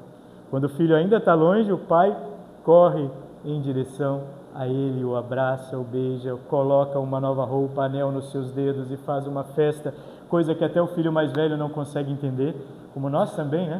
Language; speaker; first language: Portuguese; native; Portuguese